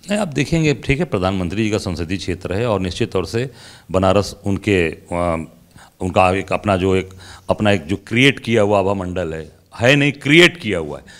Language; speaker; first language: Hindi; native; Hindi